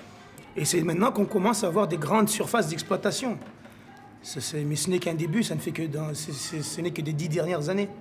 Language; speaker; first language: French; non-native, local second language; Malagasy